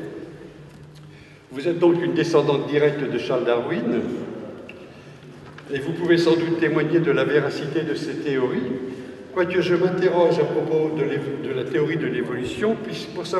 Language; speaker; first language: French; native; French